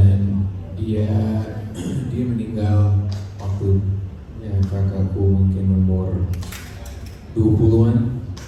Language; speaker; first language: Indonesian; non-native, fluent; English